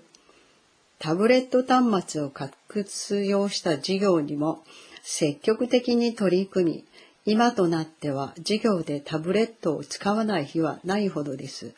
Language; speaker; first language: Japanese; native; Japanese